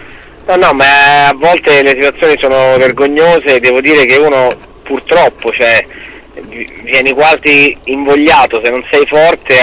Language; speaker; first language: Italian; native; Italian